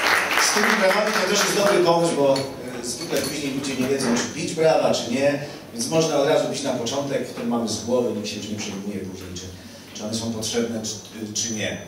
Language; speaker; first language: Polish; native; Polish